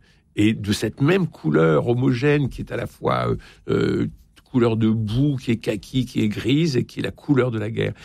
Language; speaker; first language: French; native; French